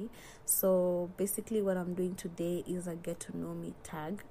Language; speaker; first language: English; non-native, local second language; Swahili